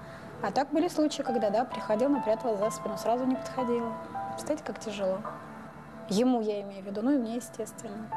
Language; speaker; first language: Russian; native; Russian